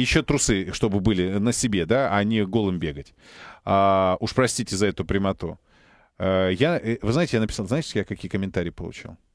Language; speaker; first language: Russian; native; Russian